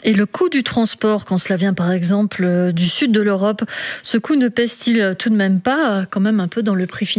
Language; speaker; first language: French; native; French